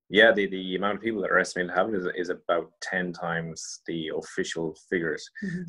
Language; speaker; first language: English; native; English